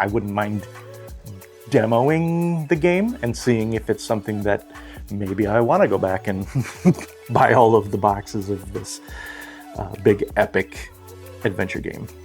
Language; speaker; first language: English; native; English